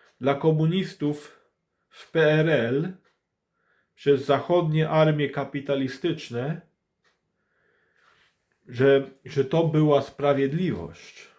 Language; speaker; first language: Polish; early bilingual, heritage; English